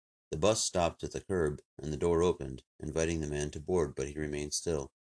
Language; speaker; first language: English; native; English